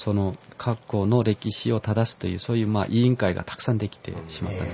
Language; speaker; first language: Japanese; non-native, fluent; Korean